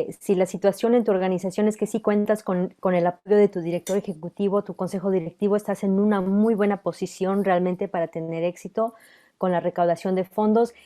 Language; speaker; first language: Spanish; early bilingual, heritage; Spanish